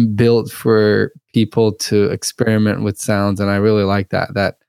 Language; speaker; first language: English; early bilingual, other home language; Russian